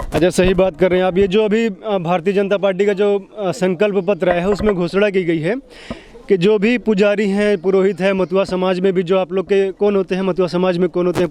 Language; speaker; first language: Hindi; native; Hindi